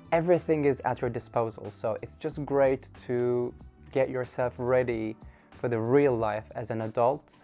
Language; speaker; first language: English; non-native, fluent; Turkish